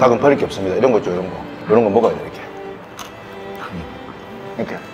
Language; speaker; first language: Korean; native; Korean